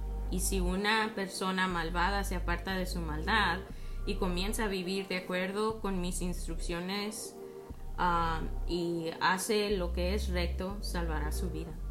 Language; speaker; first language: Spanish; early bilingual, heritage; Spanish